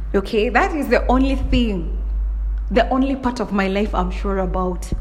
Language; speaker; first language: English; non-native, local second language; Kikuyu